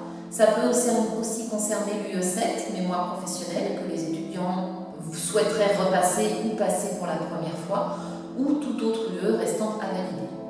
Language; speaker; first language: French; native; French